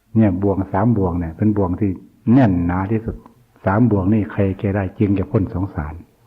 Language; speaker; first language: Thai; non-native, local second language; Northeastern Thai